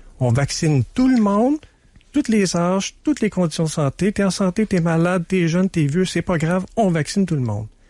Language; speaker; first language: French; native; French